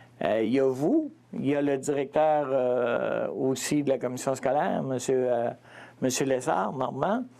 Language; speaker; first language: French; native; French